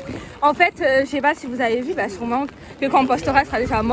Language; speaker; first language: French; native; French